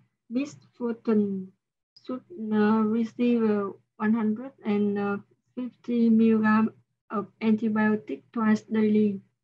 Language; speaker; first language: English; non-native, learner; Vietnamese